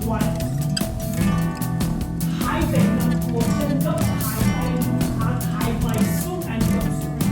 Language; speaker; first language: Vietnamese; non-native, learner; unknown